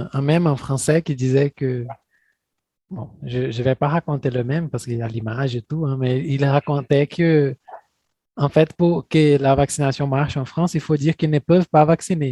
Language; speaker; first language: French; non-native, fluent; Portuguese